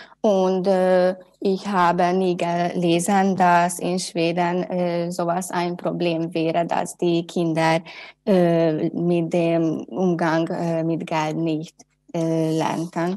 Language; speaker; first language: German; non-native, learner; Hungarian